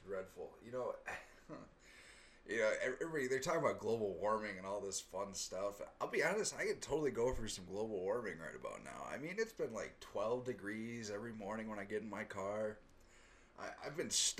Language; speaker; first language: English; native; English